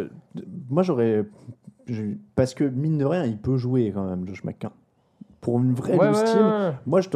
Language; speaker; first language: French; native; French